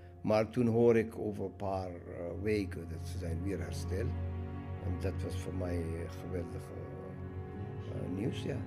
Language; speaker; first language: Dutch; non-native, learner; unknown